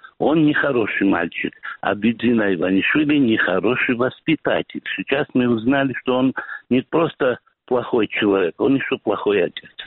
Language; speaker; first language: Russian; non-native, local second language; Georgian